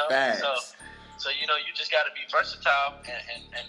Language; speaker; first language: English; native; English